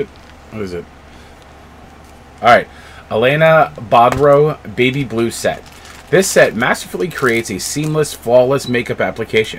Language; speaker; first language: English; native; English